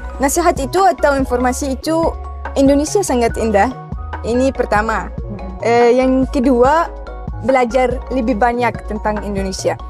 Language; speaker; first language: Indonesian; non-native, learner; Arabic